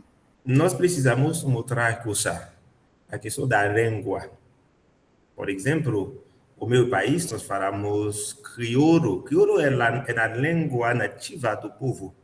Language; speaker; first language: Portuguese; non-native, learner; Haitian Creole